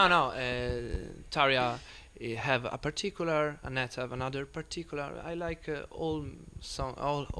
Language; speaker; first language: English; non-native, learner; Italian